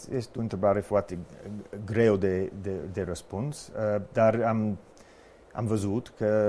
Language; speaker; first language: Romanian; non-native, fluent; English